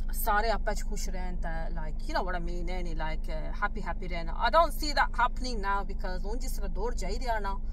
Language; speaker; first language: English; early bilingual, other home language; Punjabi